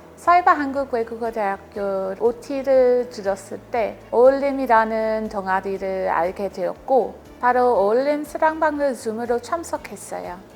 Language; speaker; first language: Korean; non-native, fluent; English